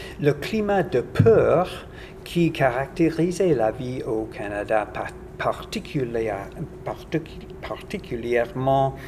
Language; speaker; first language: French; non-native, learner; English